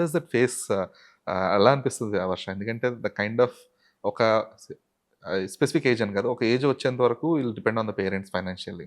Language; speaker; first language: Telugu; native; Telugu